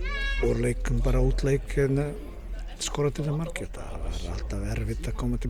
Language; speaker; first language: Icelandic; non-native, learner; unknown